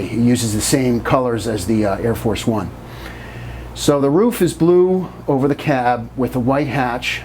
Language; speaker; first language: English; native; English